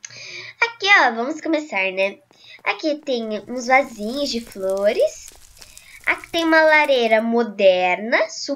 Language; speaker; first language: Portuguese; native; Portuguese